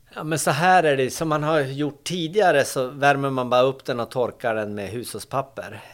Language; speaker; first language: Swedish; native; Swedish